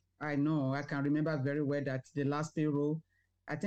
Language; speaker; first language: English; non-native, local second language; Yoruba